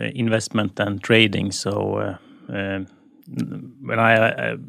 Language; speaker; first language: English; non-native, fluent; Swedish